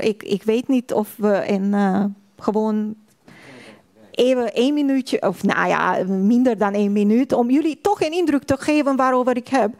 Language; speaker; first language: Dutch; non-native, fluent; Hungarian